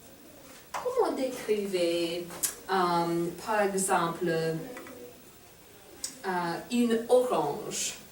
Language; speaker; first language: French; non-native, fluent; English